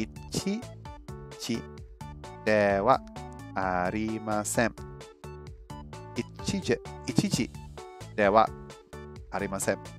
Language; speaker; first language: Japanese; non-native, learner; English